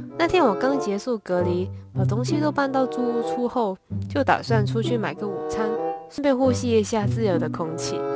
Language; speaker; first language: Chinese; non-native, local second language; Cantonese